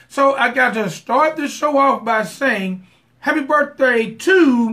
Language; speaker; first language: English; native; English